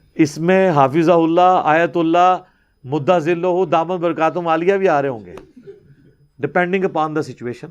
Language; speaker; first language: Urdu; non-native, local second language; Punjabi